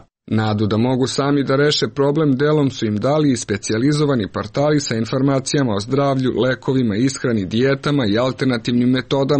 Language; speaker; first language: Serbian; native; Serbian